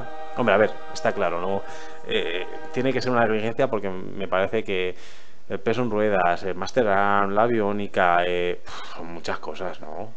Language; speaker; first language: Spanish; native; Spanish